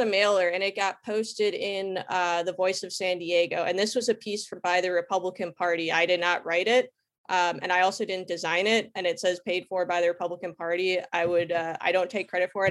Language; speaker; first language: English; native; English